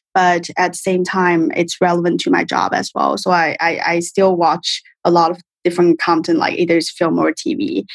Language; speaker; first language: English; non-native, fluent; Chinese